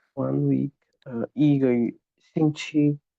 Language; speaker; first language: Chinese; non-native, learner; Bangla